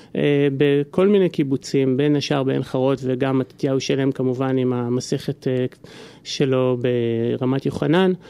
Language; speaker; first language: Hebrew; native; Hebrew